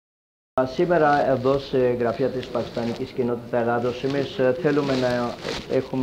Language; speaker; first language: Greek; non-native, learner; Urdu